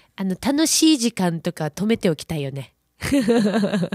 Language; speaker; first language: Japanese; native; Japanese